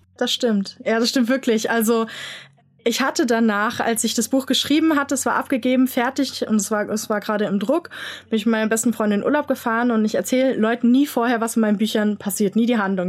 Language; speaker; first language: German; native; German